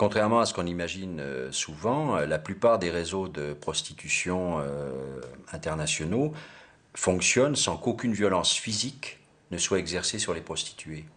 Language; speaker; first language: French; native; French